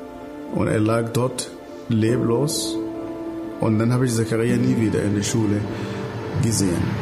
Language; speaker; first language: German; non-native, fluent; Arabic